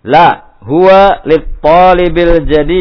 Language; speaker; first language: Arabic; non-native, fluent; Indonesian